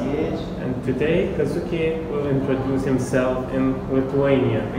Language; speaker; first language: English; non-native, fluent; Lithuanian